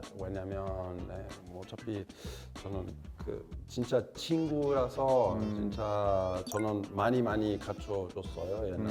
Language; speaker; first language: Korean; non-native, fluent; Italian